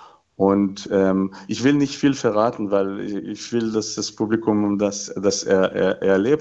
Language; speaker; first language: German; non-native, fluent; Hebrew